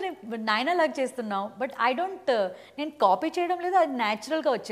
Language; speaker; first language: Telugu; early bilingual, heritage; Telugu